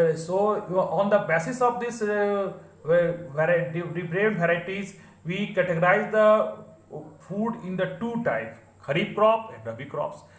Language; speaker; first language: English; non-native, local second language; Hindi